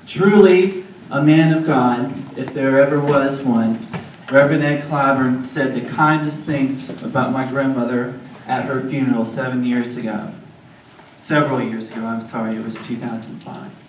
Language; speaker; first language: English; native; English